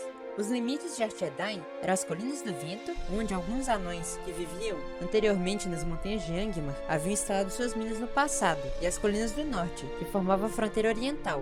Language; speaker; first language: Portuguese; native; Portuguese